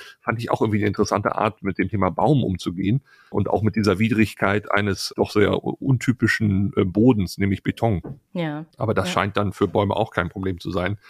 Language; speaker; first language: German; native; German